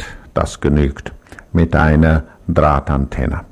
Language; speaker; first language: German; non-native, learner; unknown